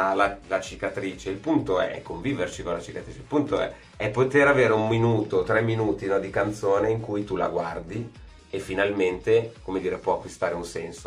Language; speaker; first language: Italian; native; Italian